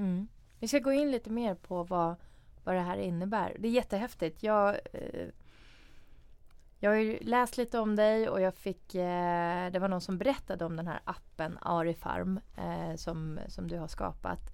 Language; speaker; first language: Swedish; early bilingual, other home language; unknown